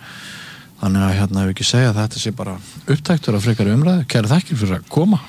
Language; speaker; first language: Icelandic; native; Icelandic